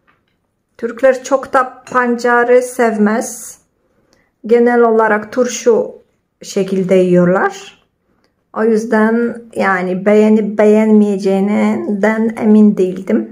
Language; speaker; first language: Turkish; non-native, fluent; Polish